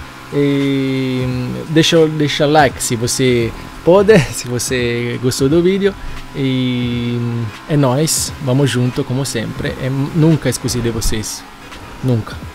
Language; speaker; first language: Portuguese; non-native, learner; Italian